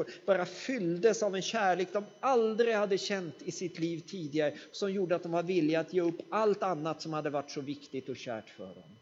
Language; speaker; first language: Swedish; native; Swedish